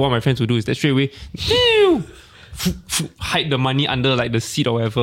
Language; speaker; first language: English; non-native, local second language; Min Nan Chinese